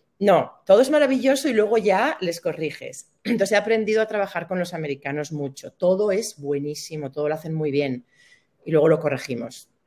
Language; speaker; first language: Spanish; native; Spanish